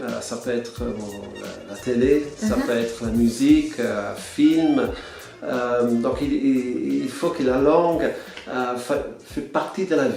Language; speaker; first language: French; non-native, fluent; English